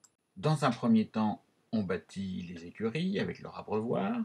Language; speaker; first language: French; native; French